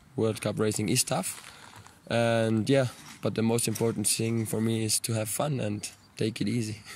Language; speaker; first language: English; non-native, fluent; Italian